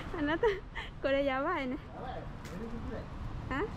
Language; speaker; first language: Japanese; non-native, learner; Vietnamese